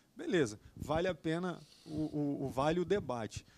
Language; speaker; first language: Portuguese; native; Portuguese